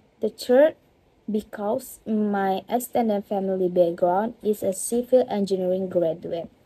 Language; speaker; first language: English; non-native, learner; Indonesian